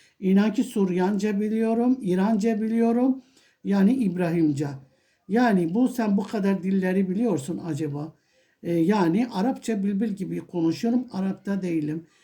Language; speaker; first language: Turkish; non-native, local second language; Kurdish